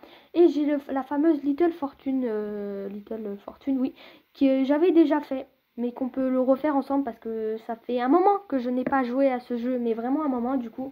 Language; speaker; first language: French; native; French